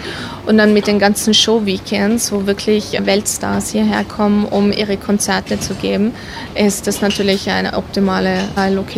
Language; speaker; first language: German; native; German